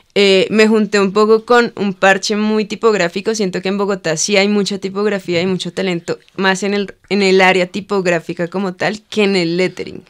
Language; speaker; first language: Spanish; native; Spanish